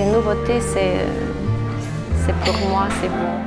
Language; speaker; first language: French; non-native, fluent; Russian